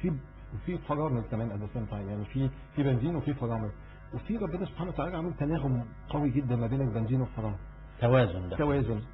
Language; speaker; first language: Arabic; native; Arabic